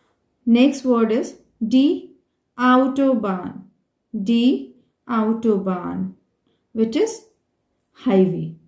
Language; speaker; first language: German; non-native, fluent; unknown